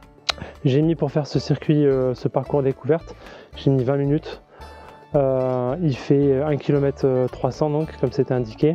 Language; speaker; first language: French; native; French